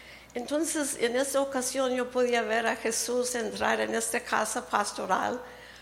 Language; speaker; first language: Spanish; early bilingual, heritage; Spanish